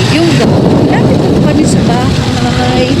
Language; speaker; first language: Filipino; non-native, local second language; Waray